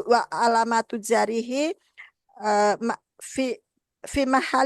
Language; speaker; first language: Arabic; non-native, learner; Indonesian